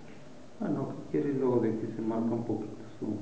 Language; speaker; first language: Spanish; native; Spanish